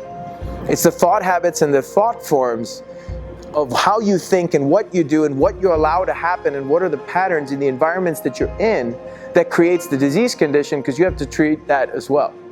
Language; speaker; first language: English; native; English